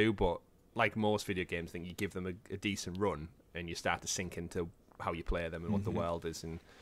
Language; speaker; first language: English; native; English